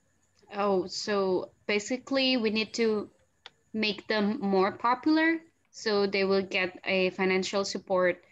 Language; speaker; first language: English; non-native, fluent; Indonesian